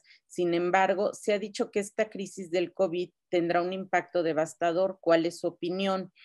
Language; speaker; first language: Spanish; native; Spanish